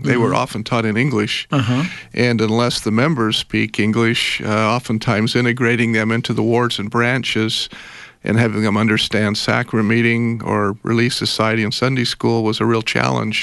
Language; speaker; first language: English; native; English